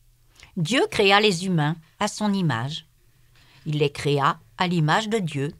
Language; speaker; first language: French; native; French